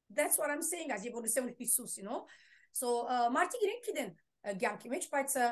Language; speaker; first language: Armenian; early bilingual, heritage; Armenian